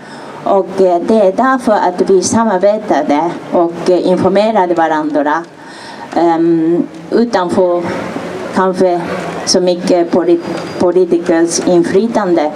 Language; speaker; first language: Swedish; non-native, fluent; Japanese